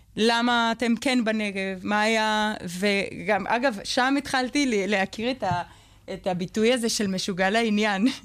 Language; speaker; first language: Hebrew; non-native, fluent; Spanish